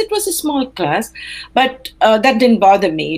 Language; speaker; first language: English; non-native, local second language; Telugu